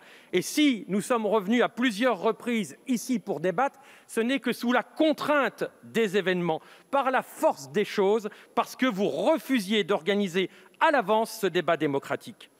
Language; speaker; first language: French; native; French